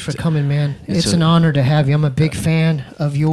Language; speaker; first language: English; native; English